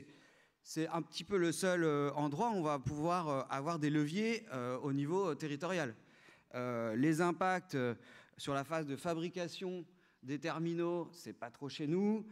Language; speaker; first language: French; native; French